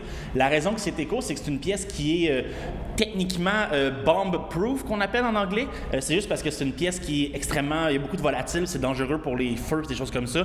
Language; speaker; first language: French; native; French